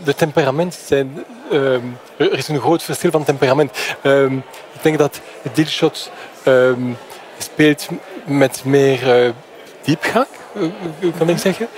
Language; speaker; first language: Dutch; non-native, fluent; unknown